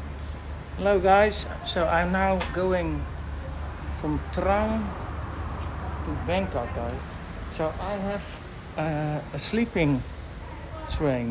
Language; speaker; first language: English; non-native, learner; Dutch